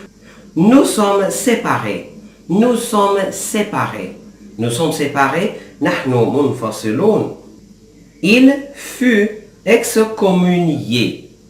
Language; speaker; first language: French; non-native, fluent; Arabic